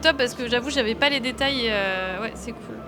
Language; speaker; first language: French; native; French